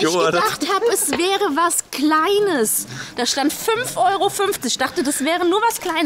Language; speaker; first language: German; native; German